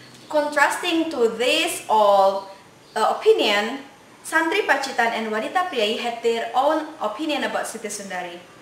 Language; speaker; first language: English; non-native, learner; Indonesian